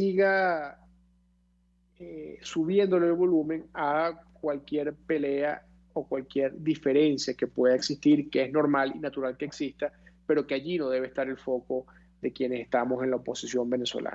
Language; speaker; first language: Spanish; native; Spanish